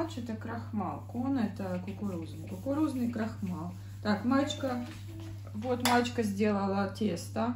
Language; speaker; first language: Russian; native; Russian